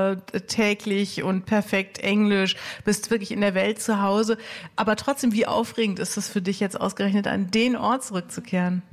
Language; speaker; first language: German; native; German